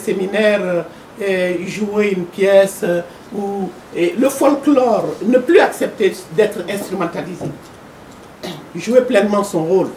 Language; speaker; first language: French; non-native, local second language; Bambara